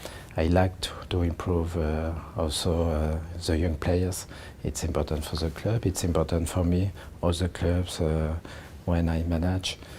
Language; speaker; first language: English; non-native, learner; French